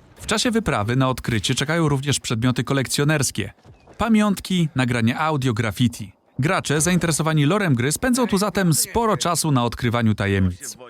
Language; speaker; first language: Polish; native; Polish